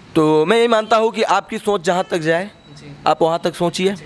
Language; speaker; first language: Hindi; native; Hindi